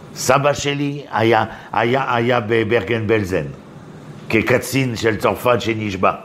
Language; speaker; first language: Hebrew; non-native, fluent; French